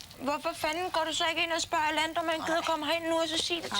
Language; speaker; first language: Danish; native; Danish